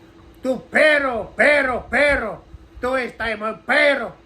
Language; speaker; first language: Spanish; non-native, learner; English